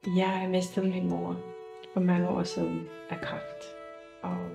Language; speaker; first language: Danish; non-native, fluent; English